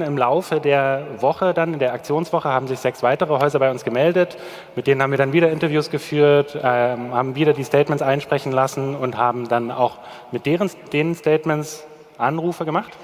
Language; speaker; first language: German; native; German